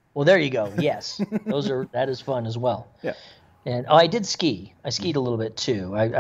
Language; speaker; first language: English; native; English